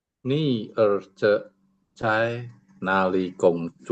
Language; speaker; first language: Chinese; non-native, learner; Indonesian